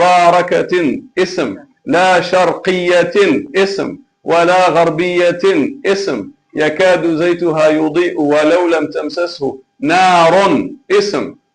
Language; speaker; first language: Arabic; non-native, fluent; Malay